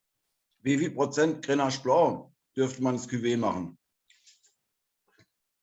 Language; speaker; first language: German; native; German